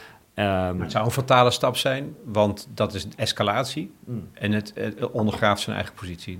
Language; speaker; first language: Dutch; native; Dutch